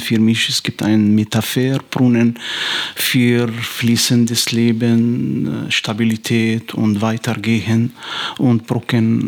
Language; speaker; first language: German; non-native, fluent; Arabic